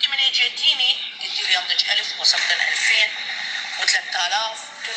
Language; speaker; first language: Arabic; native; Arabic